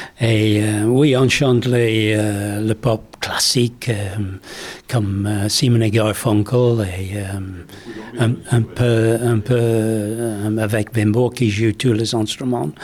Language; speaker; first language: French; non-native, learner; English